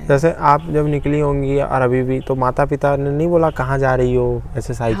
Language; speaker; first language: Hindi; native; Hindi